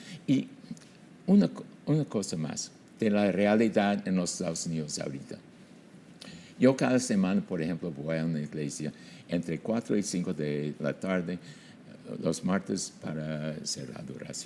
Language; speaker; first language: Spanish; non-native, fluent; English